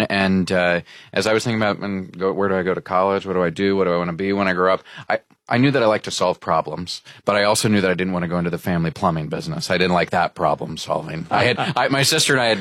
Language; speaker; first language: English; native; English